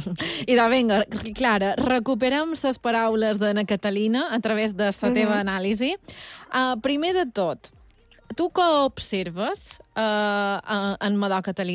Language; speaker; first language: Catalan; native; Catalan